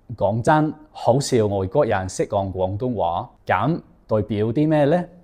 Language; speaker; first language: Cantonese; non-native, fluent; English